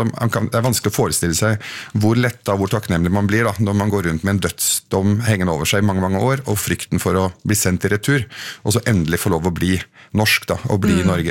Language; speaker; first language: Norwegian; early bilingual, other home language; Arabic